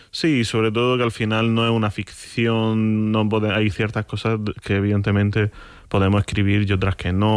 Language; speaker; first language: Spanish; native; Spanish